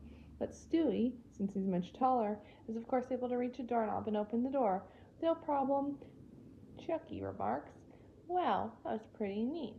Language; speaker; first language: English; native; English